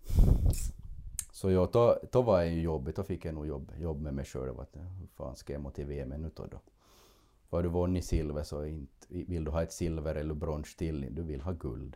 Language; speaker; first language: Swedish; native; Swedish